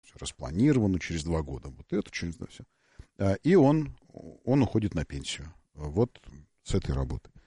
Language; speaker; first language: Russian; native; Russian